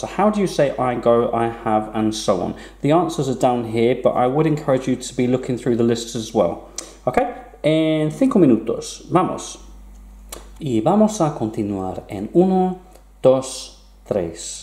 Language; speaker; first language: English; native; English